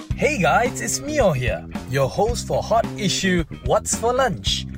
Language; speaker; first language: English; non-native, local second language; Malay